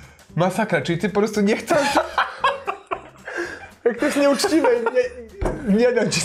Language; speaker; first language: Polish; native; Polish